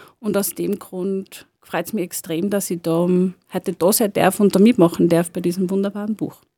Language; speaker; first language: German; native; German